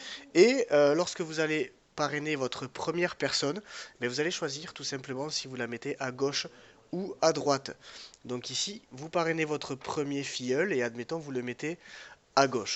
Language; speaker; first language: French; native; French